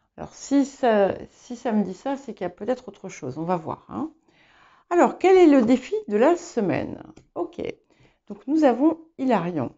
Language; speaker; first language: French; non-native, fluent; English